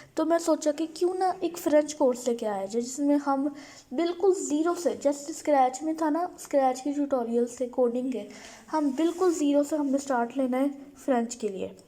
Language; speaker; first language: Urdu; native; Urdu